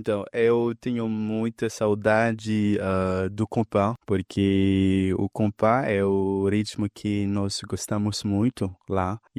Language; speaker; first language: Portuguese; non-native, fluent; Haitian Creole